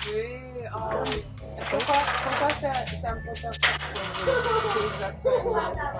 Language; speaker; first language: French; non-native, learner; English